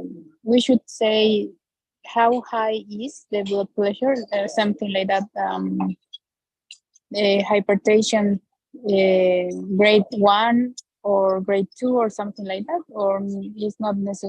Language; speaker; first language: English; non-native, learner; Spanish